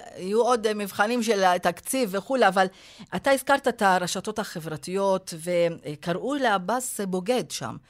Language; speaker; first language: Hebrew; non-native, local second language; Arabic